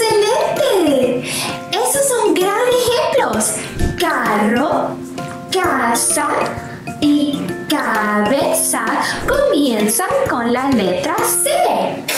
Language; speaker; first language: Spanish; non-native, fluent; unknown